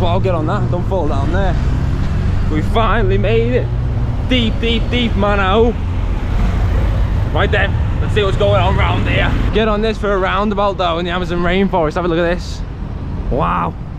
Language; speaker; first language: English; native; English